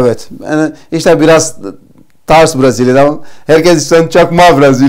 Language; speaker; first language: Turkish; non-native, learner; Portuguese